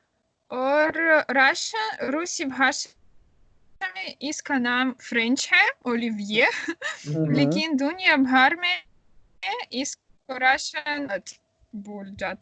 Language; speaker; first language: Hindi; non-native, learner; Russian